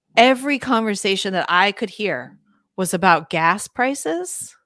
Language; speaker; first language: English; native; English